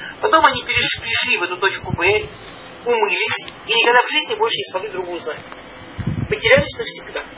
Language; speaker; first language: Russian; early bilingual, heritage; Russian